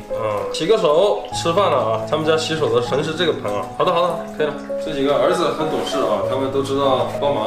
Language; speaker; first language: Chinese; native; Chinese